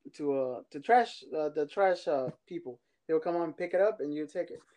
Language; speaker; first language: English; early bilingual, other home language; Spanish